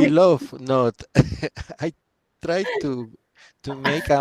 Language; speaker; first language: English; non-native, learner; Spanish